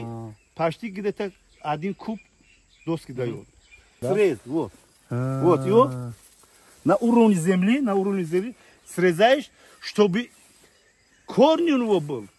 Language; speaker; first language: Russian; non-native, learner; Tajik